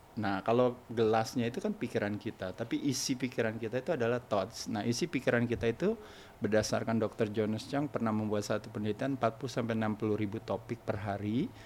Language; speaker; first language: Indonesian; native; Indonesian